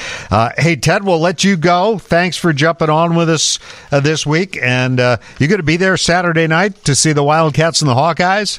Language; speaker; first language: English; native; English